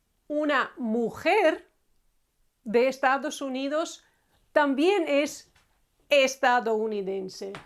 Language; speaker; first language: Spanish; non-native, fluent; Croatian